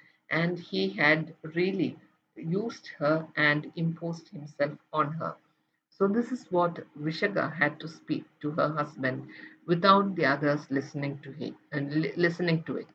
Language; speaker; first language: English; non-native, local second language; Malayalam